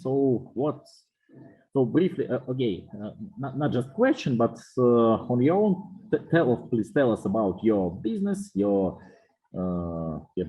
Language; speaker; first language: English; non-native, fluent; Russian